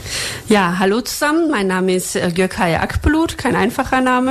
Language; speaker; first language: German; early bilingual, other home language; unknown